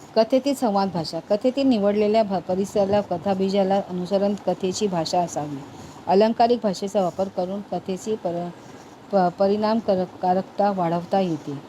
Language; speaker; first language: Marathi; non-native, local second language; Urdu